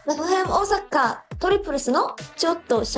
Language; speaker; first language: Japanese; non-native, learner; Korean